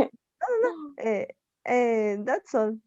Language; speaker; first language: English; non-native, learner; Spanish